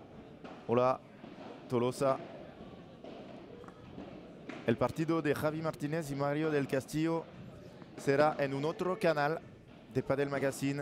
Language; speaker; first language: Spanish; non-native, learner; French